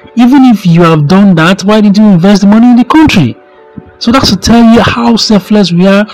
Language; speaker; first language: English; non-native, local second language; Yoruba